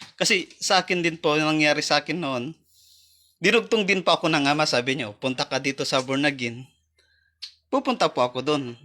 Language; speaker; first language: Filipino; native; Filipino